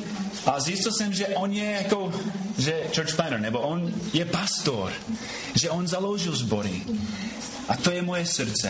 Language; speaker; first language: Czech; non-native, fluent; English